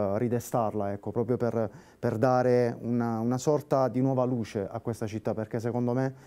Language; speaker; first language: Italian; native; Italian